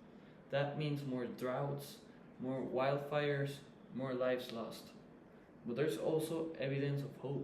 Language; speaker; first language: English; non-native, fluent; Spanish